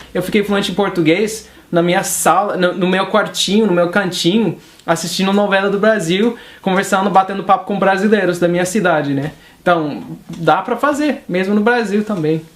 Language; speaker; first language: Portuguese; non-native, fluent; English